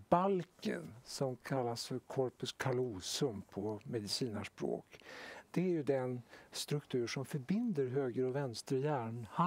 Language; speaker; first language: Swedish; native; Swedish